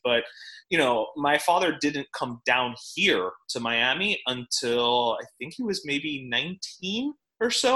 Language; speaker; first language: English; native; English